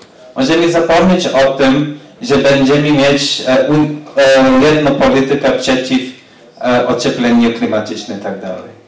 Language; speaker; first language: Polish; non-native, fluent; English